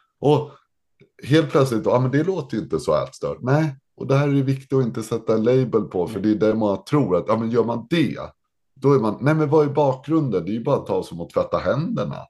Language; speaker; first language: Swedish; native; Swedish